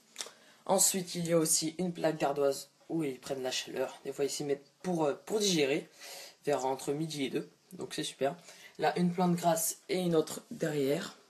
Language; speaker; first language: French; native; French